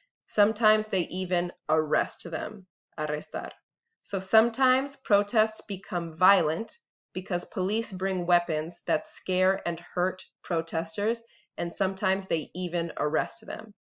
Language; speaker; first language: English; native; English